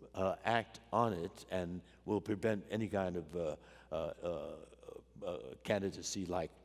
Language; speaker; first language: English; native; English